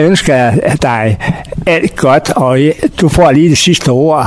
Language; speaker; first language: Danish; native; Danish